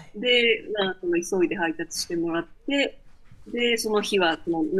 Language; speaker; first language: Japanese; native; Japanese